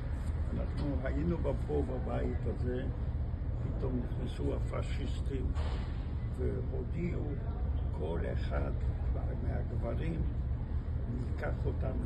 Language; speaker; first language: Hebrew; non-native, fluent; Hungarian